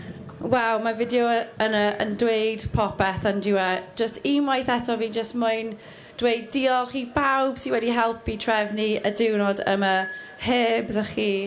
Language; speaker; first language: Welsh; non-native, learner; English